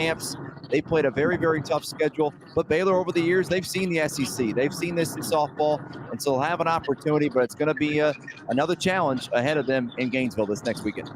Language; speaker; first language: English; native; English